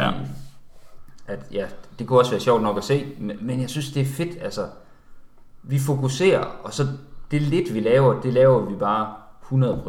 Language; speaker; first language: Danish; native; Danish